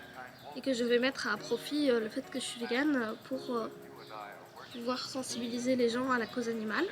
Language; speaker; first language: French; native; French